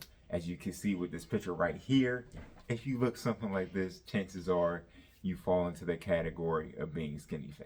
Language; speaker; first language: English; native; English